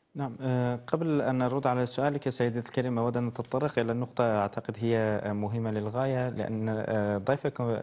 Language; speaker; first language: Arabic; non-native, fluent; Turkish